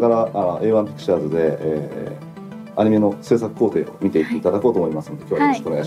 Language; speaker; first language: Japanese; native; Japanese